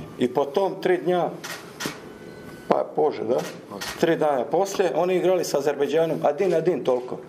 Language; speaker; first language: Russian; non-native, learner; Croatian